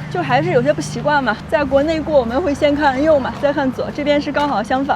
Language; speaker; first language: Chinese; native; Chinese